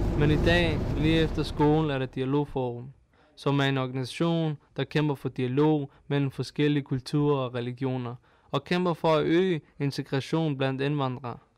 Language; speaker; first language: Danish; early bilingual, other home language; Turkish